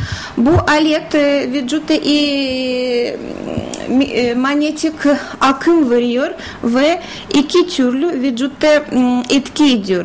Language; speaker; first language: Turkish; non-native, learner; Russian